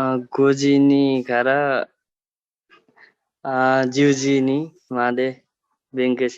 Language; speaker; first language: Japanese; non-native, learner; Nepali